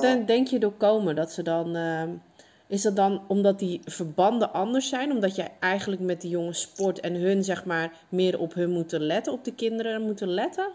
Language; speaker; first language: Dutch; native; Dutch